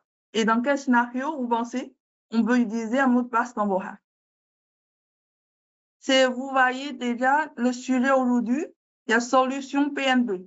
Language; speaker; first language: French; non-native, learner; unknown